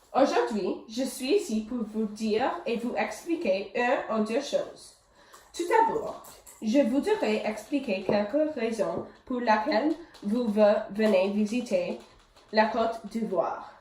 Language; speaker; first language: French; non-native, learner; English